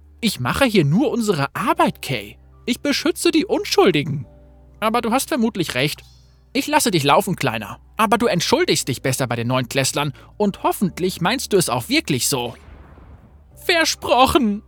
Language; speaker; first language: German; native; German